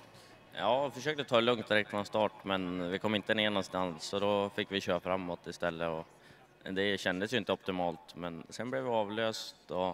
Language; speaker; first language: Swedish; native; Swedish